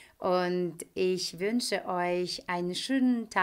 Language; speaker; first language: German; non-native, fluent; Ukrainian